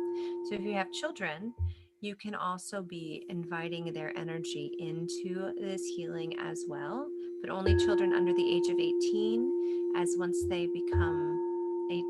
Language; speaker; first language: English; native; English